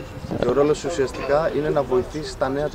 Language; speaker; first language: Greek; native; Greek